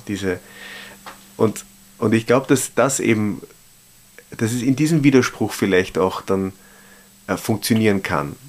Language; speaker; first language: German; native; German